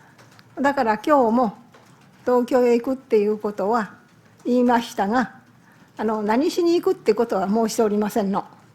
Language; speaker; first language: Japanese; native; Japanese